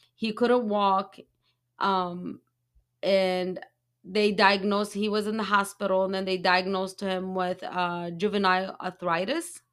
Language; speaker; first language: English; early bilingual, other home language; Arabic